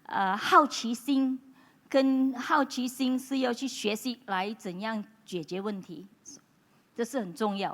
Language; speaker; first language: Chinese; non-native, local second language; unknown